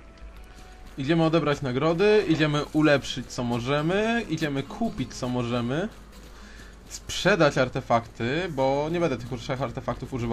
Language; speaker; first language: Polish; native; Polish